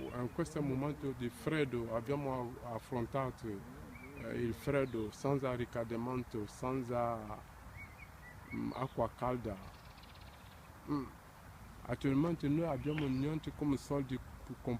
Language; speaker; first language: Italian; non-native, learner; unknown